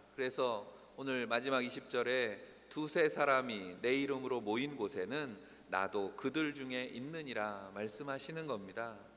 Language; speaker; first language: Korean; native; Korean